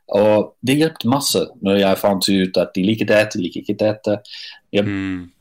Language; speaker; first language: Norwegian; non-native, fluent; English